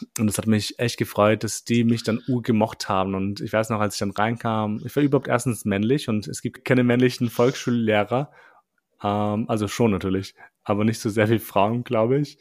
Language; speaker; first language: German; early bilingual, other home language; Albanian